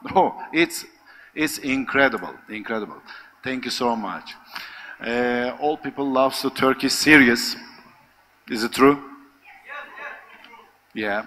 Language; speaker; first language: English; non-native, learner; Turkish